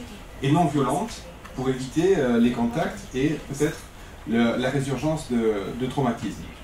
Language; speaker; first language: French; native; French